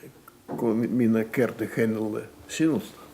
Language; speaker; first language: Finnish; non-native, learner; Russian